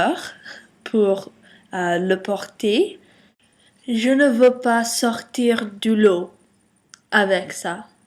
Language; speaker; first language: French; non-native, learner; English